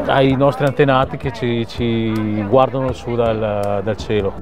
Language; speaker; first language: Italian; early bilingual, other home language; Khmer